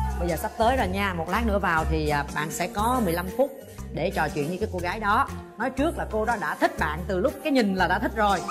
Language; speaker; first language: Vietnamese; native; Vietnamese